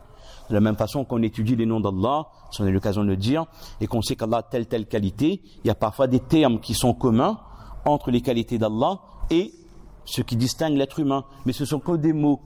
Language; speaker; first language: French; native; French